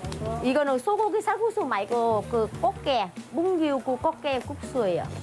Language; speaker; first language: Korean; non-native, learner; Vietnamese